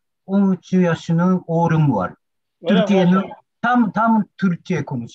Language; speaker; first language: Turkish; non-native, learner; Japanese